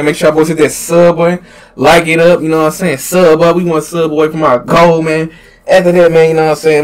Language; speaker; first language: English; native; English